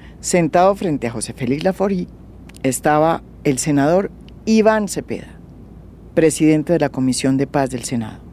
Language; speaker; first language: Spanish; native; Spanish